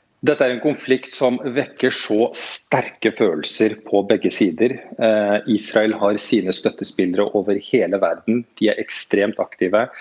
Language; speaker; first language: Norwegian; native; Norwegian